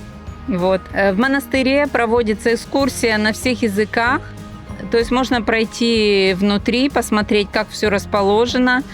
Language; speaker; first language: Russian; native; Russian